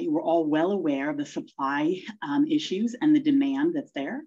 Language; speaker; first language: English; native; English